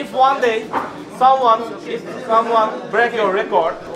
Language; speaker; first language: English; non-native, learner; Turkish